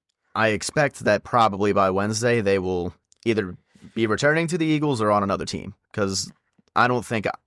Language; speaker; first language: English; native; English